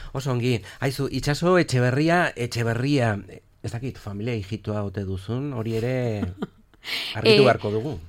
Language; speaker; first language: Basque; native; Basque